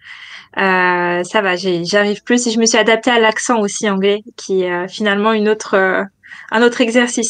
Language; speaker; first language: French; native; French